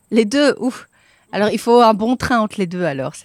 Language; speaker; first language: French; native; French